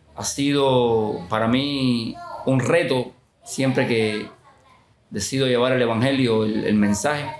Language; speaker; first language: Spanish; native; Spanish